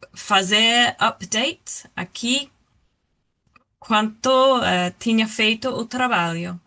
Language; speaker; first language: Portuguese; non-native, learner; English